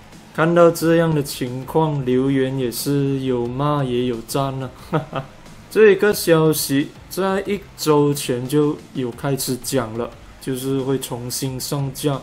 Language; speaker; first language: Chinese; native; Chinese